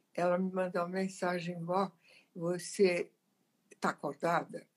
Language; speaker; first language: Portuguese; early bilingual, other home language; Italian